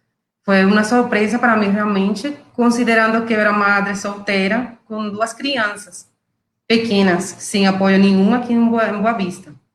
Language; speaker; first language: Portuguese; non-native, fluent; Spanish